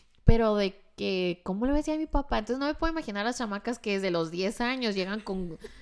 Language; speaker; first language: Spanish; early bilingual, heritage; Spanish